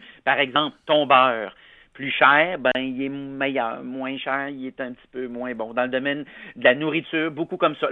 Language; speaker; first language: French; native; French